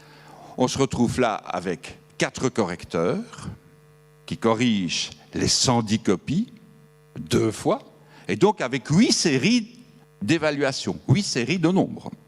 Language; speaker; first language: French; native; French